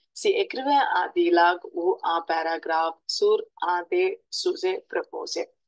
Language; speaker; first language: French; non-native, learner; Telugu